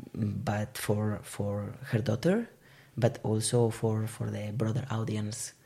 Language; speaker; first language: English; non-native, fluent; Spanish